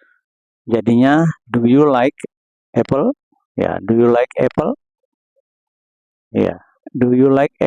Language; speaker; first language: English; non-native, learner; Indonesian